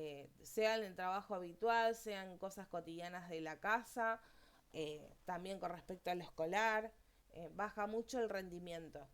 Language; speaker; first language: Spanish; native; Spanish